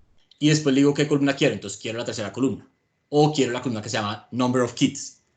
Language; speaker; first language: Spanish; native; Spanish